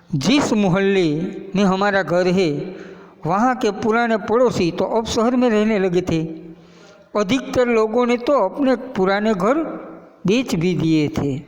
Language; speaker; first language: Hindi; non-native, local second language; Gujarati